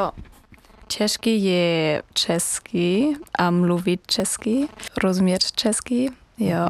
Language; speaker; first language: Czech; non-native, learner; German